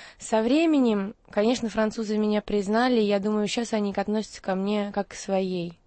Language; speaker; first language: Russian; native; Russian